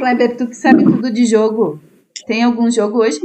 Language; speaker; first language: Portuguese; native; Portuguese